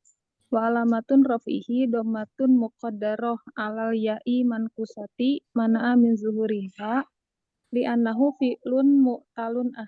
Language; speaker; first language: Arabic; non-native, learner; Indonesian